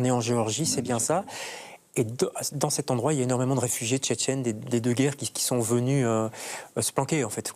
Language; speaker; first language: French; native; French